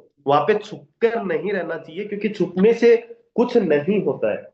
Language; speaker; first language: Hindi; native; Hindi